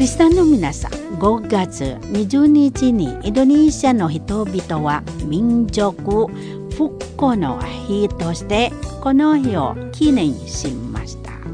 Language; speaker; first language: Japanese; non-native, fluent; Indonesian